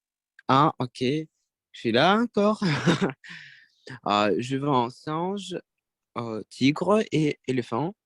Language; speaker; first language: French; non-native, learner; Russian